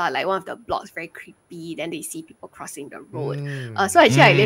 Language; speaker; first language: English; early bilingual, other home language; Chinese